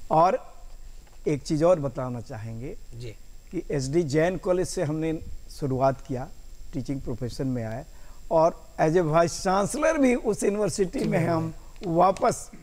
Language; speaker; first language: Hindi; native; Hindi